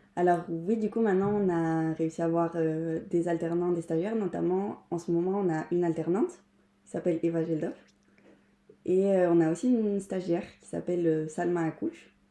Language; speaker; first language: French; non-native, fluent; Spanish